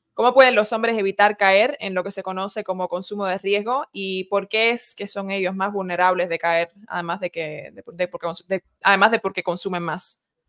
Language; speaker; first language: Spanish; early bilingual, heritage; Spanish